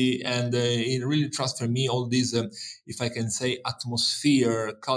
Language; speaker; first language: English; non-native, fluent; Italian